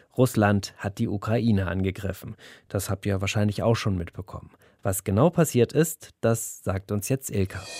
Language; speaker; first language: German; native; German